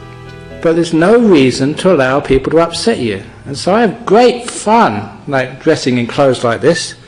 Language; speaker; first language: English; native; English